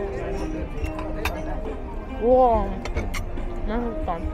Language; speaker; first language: Korean; non-native, fluent; Arabic